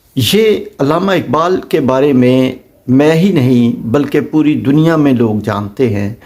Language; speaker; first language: Urdu; non-native, local second language; Punjabi